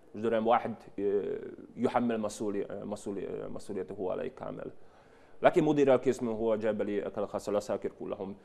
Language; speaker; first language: Arabic; non-native, fluent; Hungarian